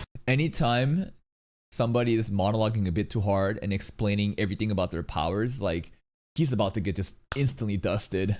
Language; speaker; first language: English; native; English